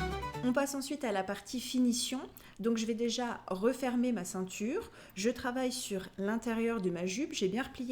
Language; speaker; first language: French; native; French